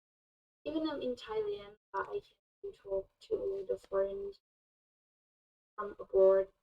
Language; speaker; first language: English; non-native, fluent; Thai